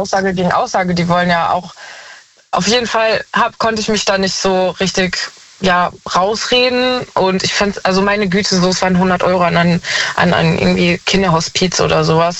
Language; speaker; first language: German; native; German